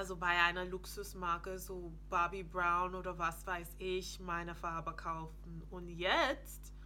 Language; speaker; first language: German; non-native, fluent; English